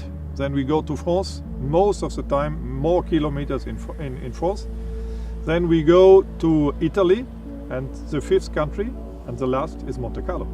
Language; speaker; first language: English; non-native, fluent; German